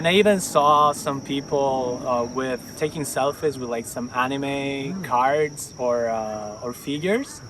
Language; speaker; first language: English; non-native, fluent; Italian